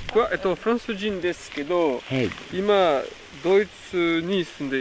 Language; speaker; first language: Japanese; non-native, fluent; French